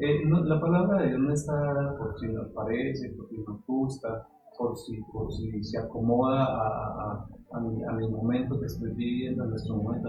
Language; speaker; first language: Spanish; native; Spanish